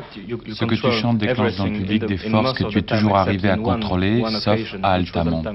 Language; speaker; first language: French; native; French